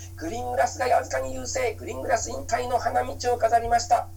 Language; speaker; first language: Japanese; native; Japanese